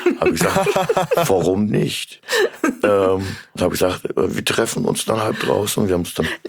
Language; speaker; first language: German; early bilingual, other home language; Turkish